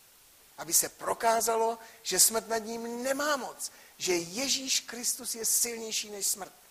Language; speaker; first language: Czech; native; Czech